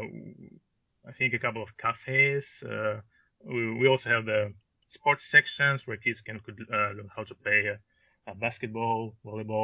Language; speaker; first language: English; non-native, fluent; Russian